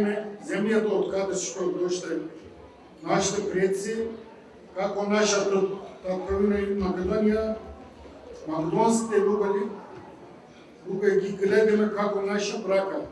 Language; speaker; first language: Macedonian; early bilingual, heritage; Macedonian